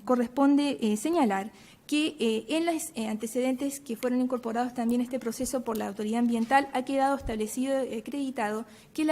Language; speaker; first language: Spanish; native; Spanish